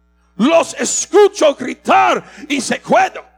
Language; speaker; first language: Spanish; non-native, learner; English